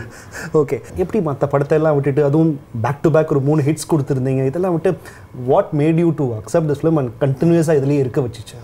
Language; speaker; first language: Tamil; native; Tamil